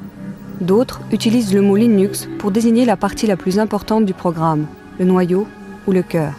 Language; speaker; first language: French; native; French